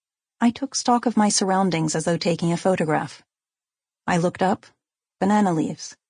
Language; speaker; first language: English; native; English